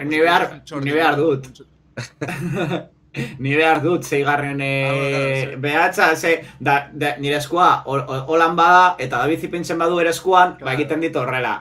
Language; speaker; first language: Basque; non-native, local second language; Spanish